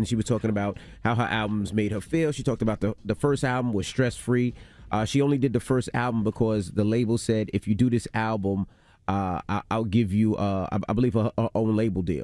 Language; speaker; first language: English; native; English